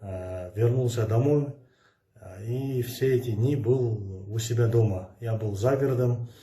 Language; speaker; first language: Russian; non-native, local second language; Kazakh